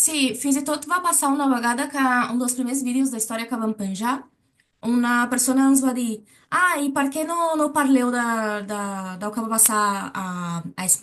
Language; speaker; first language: Catalan; non-native, learner; Portuguese